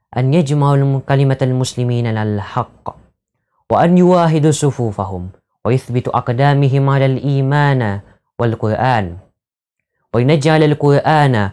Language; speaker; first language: Arabic; non-native, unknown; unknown